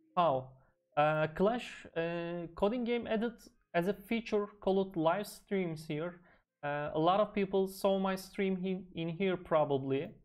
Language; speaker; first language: English; non-native, fluent; Turkish